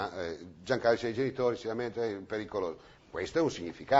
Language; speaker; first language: Italian; native; Italian